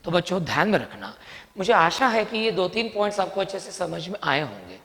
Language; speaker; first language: Hindi; non-native, local second language; Marathi